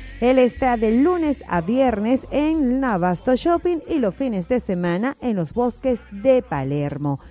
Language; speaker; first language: Spanish; native; Spanish